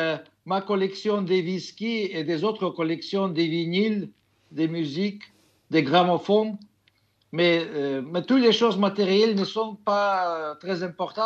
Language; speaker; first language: French; non-native, fluent; Russian